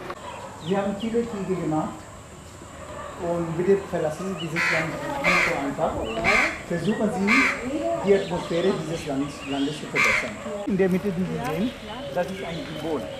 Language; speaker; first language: German; non-native, learner; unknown